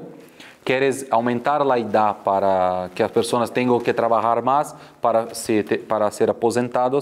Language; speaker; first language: Spanish; non-native, fluent; Portuguese